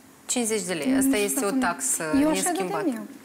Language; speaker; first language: Romanian; native; Romanian